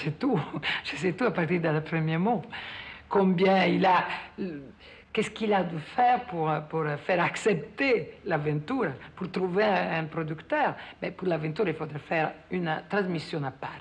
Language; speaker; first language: French; non-native, fluent; Italian